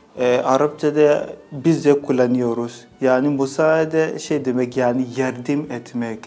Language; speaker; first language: Turkish; non-native, fluent; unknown